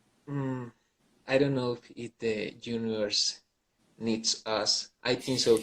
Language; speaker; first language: English; non-native, learner; Spanish